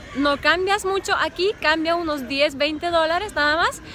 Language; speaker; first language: Spanish; non-native, fluent; Ukrainian